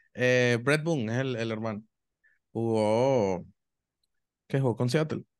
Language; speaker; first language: Spanish; native; Spanish